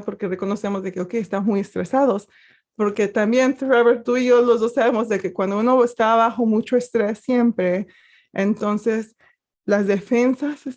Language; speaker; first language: Spanish; early bilingual, other home language; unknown